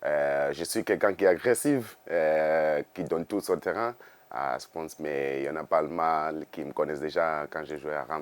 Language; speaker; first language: French; non-native, fluent; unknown